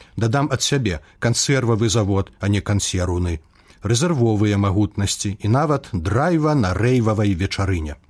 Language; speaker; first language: Belarusian; native; Belarusian